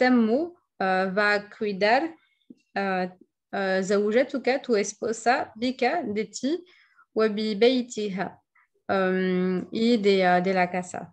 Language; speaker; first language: Spanish; non-native, fluent; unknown